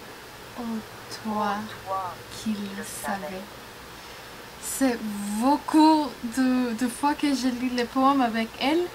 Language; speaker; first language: French; non-native, learner; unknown